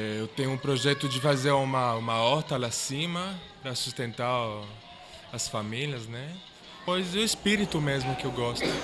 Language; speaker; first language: Portuguese; early bilingual, heritage; Portuguese